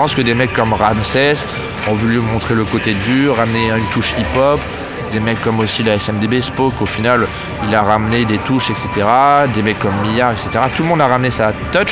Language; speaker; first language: French; native; French